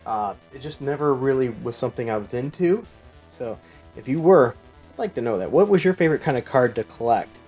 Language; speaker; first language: English; native; English